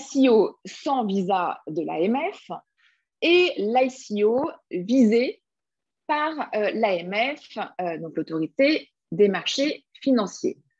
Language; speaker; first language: French; native; French